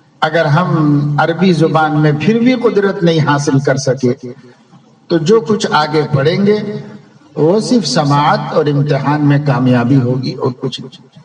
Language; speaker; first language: Urdu; native; Urdu